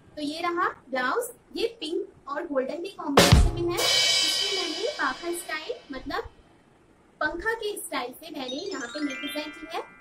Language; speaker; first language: Hindi; non-native, local second language; Bangla